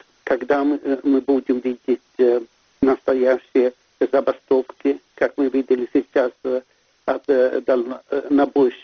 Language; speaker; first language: Russian; non-native, fluent; Swedish